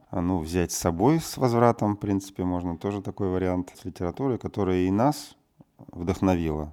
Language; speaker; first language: Russian; native; Russian